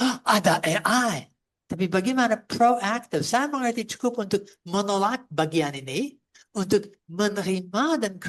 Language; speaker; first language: Indonesian; non-native, fluent; English